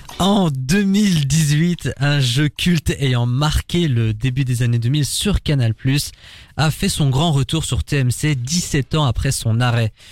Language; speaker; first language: French; native; French